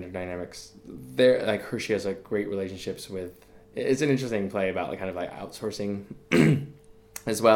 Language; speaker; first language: English; native; English